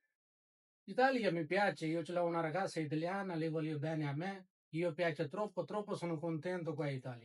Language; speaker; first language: Italian; non-native, learner; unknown